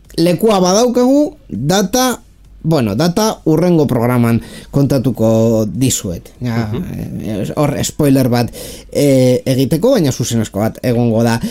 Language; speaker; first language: Basque; non-native, local second language; Spanish